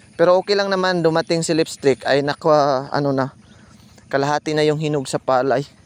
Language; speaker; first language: Filipino; non-native, local second language; Cebuano